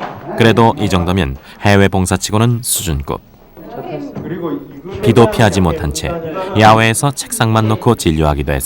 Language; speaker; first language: Korean; native; Korean